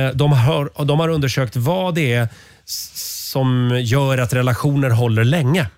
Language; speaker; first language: Swedish; native; Swedish